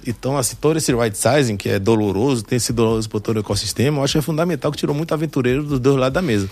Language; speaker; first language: Portuguese; early bilingual, other home language; French